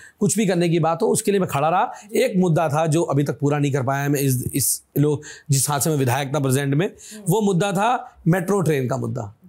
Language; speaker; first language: Hindi; native; Hindi